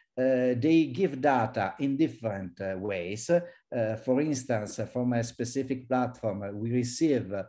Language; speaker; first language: English; non-native, fluent; Italian